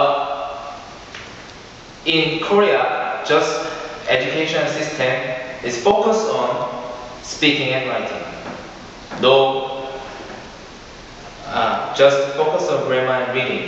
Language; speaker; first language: English; non-native, learner; Korean